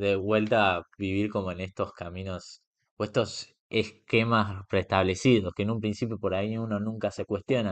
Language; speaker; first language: Spanish; native; Spanish